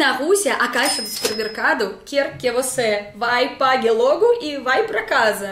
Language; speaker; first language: Portuguese; non-native, fluent; Russian